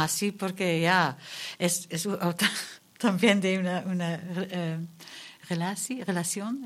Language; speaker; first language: Spanish; non-native, learner; Dutch